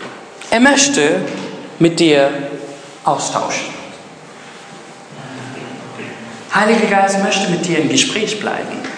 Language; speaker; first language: German; early bilingual, other home language; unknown